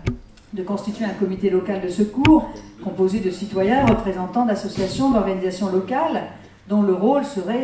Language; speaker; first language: French; native; French